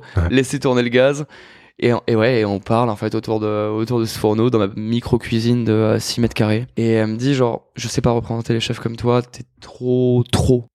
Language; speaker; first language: French; native; French